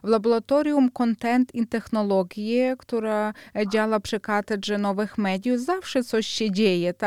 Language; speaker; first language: Polish; non-native, fluent; Ukrainian